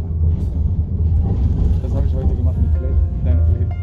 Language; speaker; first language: German; non-native, learner; Spanish